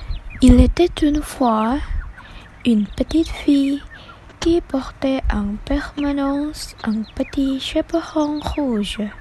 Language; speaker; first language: French; non-native, learner; Indonesian